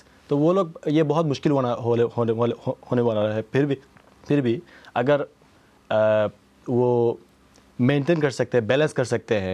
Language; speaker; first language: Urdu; non-native, fluent; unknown